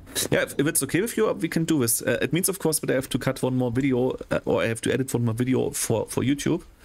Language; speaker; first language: English; non-native, fluent; German